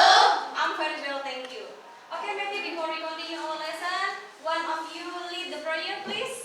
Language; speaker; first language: English; non-native, fluent; Indonesian